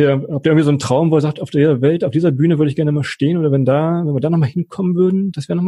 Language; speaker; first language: German; native; German